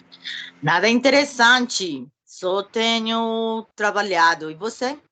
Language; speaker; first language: Portuguese; non-native, learner; Spanish